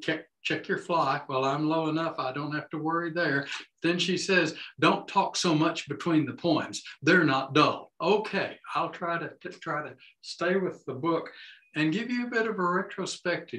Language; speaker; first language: English; native; English